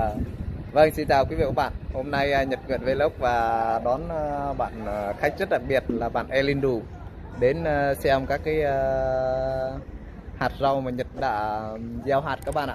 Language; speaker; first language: Vietnamese; native; Vietnamese